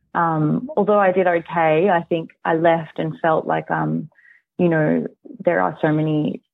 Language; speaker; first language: English; early bilingual, heritage; English